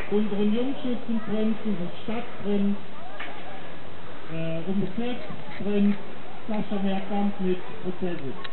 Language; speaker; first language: German; native; German